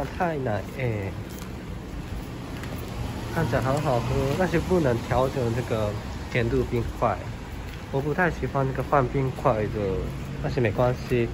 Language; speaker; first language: Chinese; non-native, fluent; Japanese